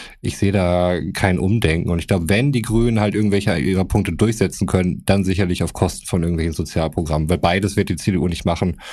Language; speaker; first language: German; native; German